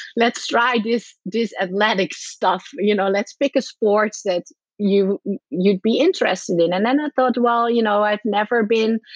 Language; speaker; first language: English; non-native, fluent; Dutch